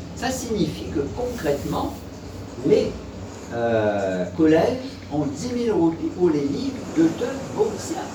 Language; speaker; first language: French; non-native, local second language; Morisyen